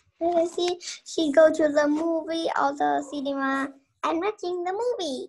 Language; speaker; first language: English; non-native, learner; Vietnamese